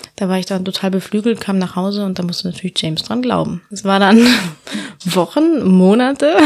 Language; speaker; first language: German; early bilingual, heritage; Spanish